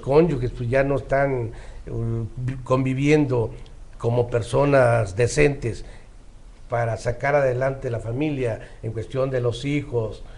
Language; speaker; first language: Spanish; native; Spanish